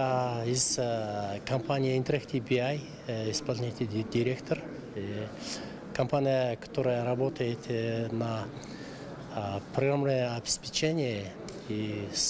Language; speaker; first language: Russian; non-native, learner; Mongolian